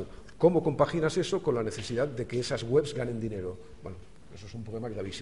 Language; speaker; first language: Spanish; native; Spanish